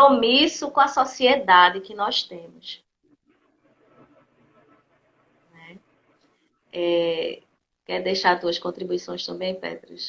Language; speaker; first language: Portuguese; native; Portuguese